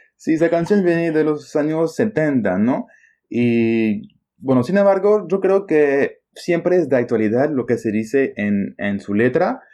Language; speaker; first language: Spanish; non-native, fluent; French